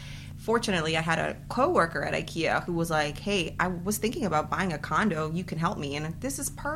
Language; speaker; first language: English; early bilingual, other home language; Spanish